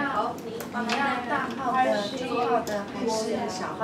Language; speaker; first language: Chinese; non-native, learner; English